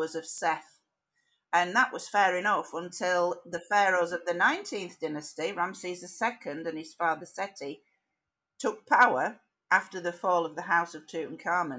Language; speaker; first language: English; native; English